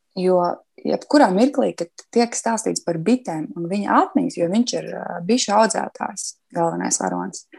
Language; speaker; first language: Latvian; native; Latvian